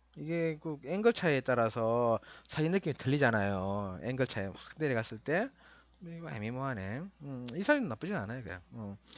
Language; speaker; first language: Korean; native; Korean